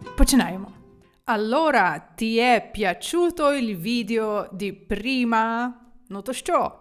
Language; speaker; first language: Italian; non-native, fluent; Ukrainian